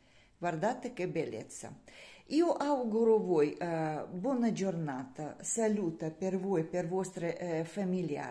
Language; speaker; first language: Italian; non-native, learner; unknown